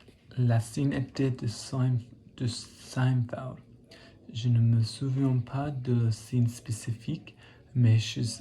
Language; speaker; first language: French; non-native, learner; English